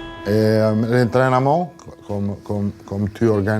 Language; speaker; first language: French; non-native, learner; Italian